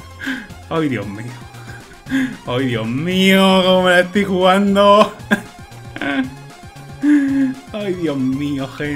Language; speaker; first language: Spanish; native; Spanish